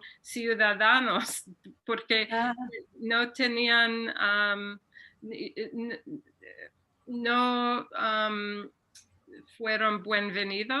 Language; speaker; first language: Spanish; non-native, fluent; English